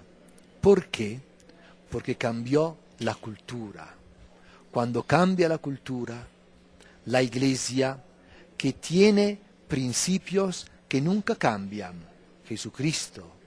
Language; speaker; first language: Spanish; non-native, fluent; Italian